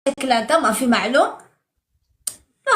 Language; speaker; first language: Arabic; non-native, learner; Pashto